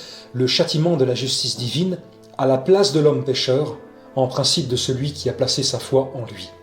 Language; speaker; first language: French; native; French